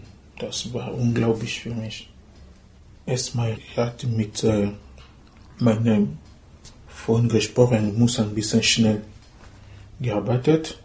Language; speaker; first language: German; non-native, learner; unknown